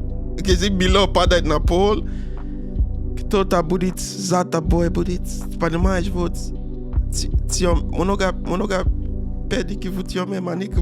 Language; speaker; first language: Russian; non-native, learner; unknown